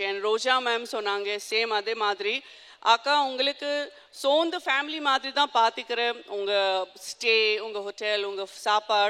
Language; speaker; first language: Tamil; non-native, local second language; Gujarati